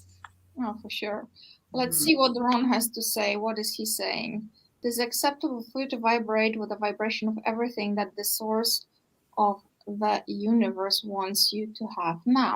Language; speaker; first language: English; non-native, fluent; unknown